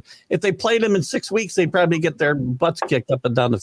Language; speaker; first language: English; native; English